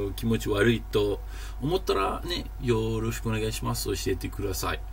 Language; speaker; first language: Japanese; non-native, learner; English